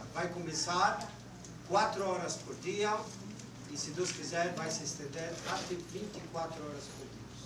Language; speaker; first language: Portuguese; non-native, fluent; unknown